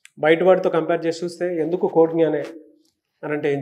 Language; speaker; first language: Telugu; native; Telugu